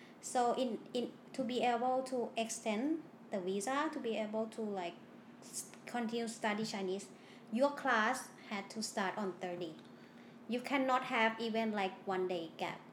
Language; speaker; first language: English; non-native, learner; Thai